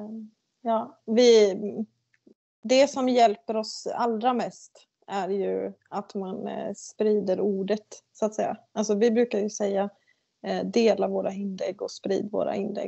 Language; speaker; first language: Swedish; native; Swedish